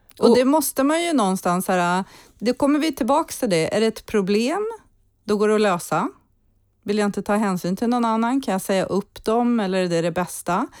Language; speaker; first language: Swedish; early bilingual, heritage; Swedish